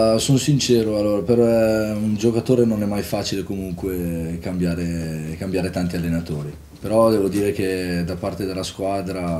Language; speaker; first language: Italian; native; Italian